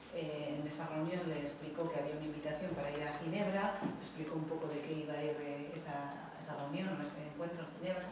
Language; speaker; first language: Spanish; native; Spanish